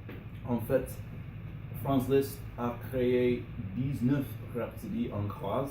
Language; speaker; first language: French; non-native, learner; English